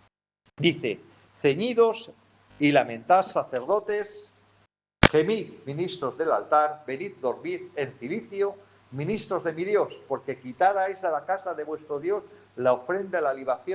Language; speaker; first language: Spanish; native; Spanish